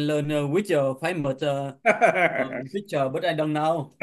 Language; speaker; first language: English; non-native, learner; Vietnamese